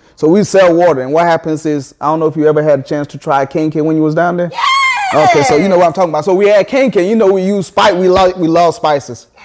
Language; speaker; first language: English; early bilingual, other home language; Akan